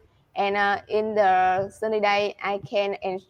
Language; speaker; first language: English; non-native, learner; Vietnamese